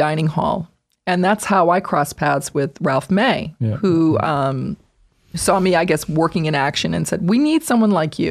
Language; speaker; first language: English; native; English